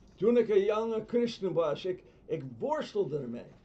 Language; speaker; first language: Dutch; non-native, fluent; English